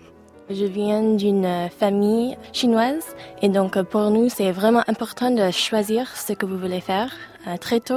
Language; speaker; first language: French; non-native, fluent; English